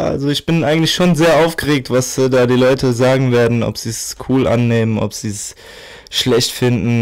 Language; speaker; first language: German; native; German